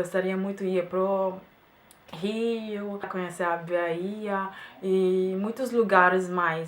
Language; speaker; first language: Portuguese; non-native, fluent; German